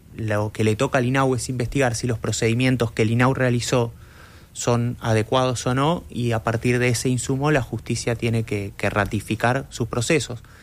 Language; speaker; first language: Spanish; native; Spanish